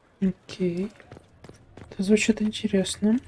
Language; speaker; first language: Russian; native; Russian